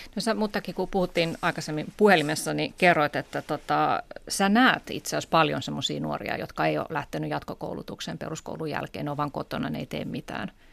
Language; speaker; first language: Finnish; native; Finnish